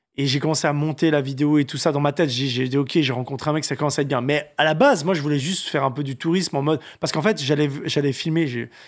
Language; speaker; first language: French; native; French